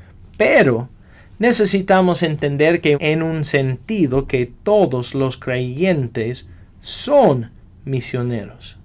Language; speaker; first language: Spanish; non-native, fluent; English